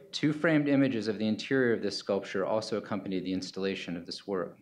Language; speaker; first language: English; native; English